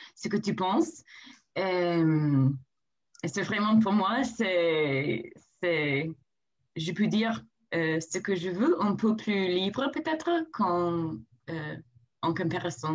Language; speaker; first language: French; non-native, learner; English